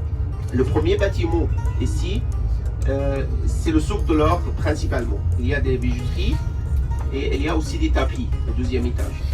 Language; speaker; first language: French; non-native, fluent; Arabic